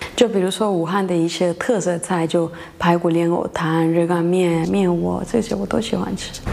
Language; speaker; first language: Chinese; non-native, fluent; Spanish